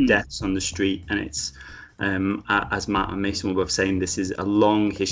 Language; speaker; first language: English; native; English